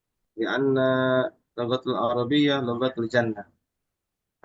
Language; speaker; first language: Arabic; non-native, fluent; Indonesian